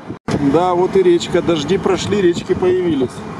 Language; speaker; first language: Russian; native; Russian